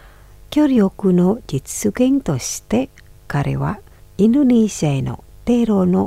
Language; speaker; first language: Japanese; non-native, fluent; Indonesian